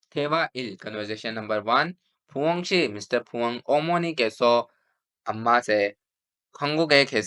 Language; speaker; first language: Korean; non-native, fluent; Urdu